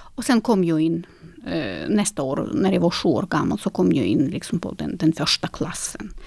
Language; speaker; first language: Swedish; non-native, fluent; Russian